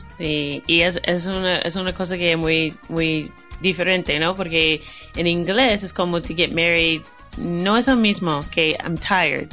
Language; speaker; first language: Spanish; non-native, learner; English